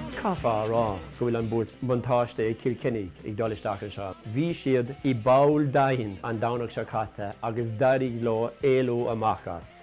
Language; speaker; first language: Irish; non-native, local second language; English